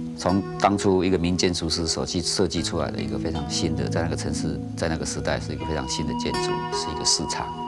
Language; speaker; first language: Chinese; native; Chinese